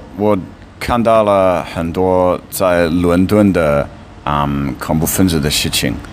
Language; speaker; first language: Chinese; non-native, fluent; English